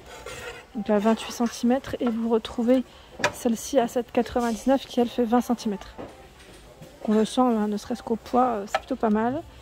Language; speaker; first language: French; native; French